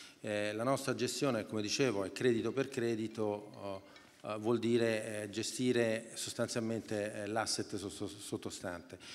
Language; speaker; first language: Italian; native; Italian